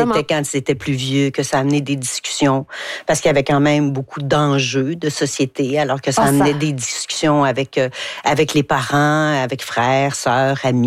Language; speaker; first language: French; native; French